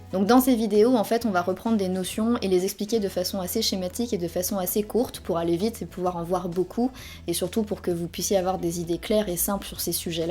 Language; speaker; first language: French; native; French